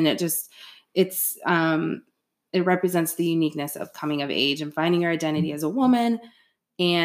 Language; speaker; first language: English; native; English